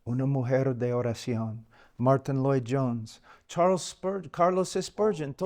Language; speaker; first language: Spanish; non-native, fluent; English